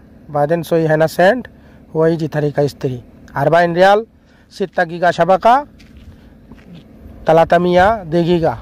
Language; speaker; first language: Arabic; non-native, learner; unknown